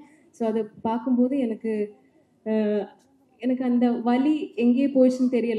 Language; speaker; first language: Tamil; non-native, learner; Malayalam